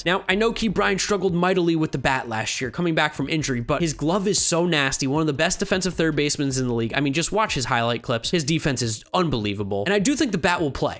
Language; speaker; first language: English; native; English